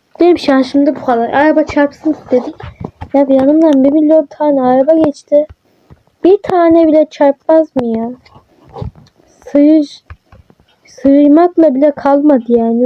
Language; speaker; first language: Turkish; native; Turkish